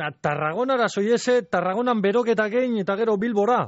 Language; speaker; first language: Basque; native; Basque